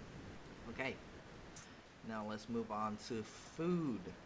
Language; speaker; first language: English; non-native, fluent; Vietnamese